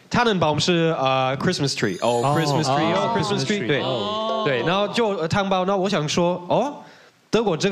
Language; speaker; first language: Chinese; non-native, fluent; German